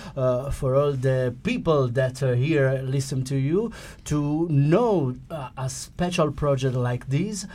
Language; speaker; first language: English; non-native, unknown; Italian